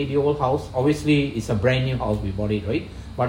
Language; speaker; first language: English; non-native, local second language; Punjabi